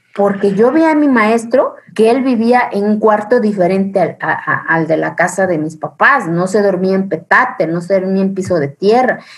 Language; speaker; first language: Spanish; early bilingual, other home language; Zapotec